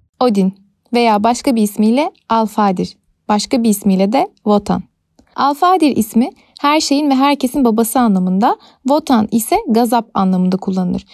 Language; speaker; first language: Turkish; native; Turkish